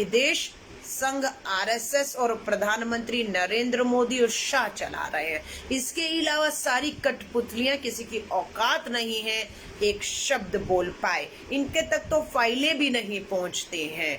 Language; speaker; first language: Hindi; native; Hindi